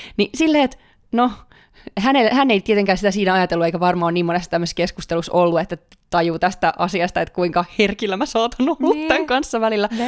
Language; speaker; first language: Finnish; native; Finnish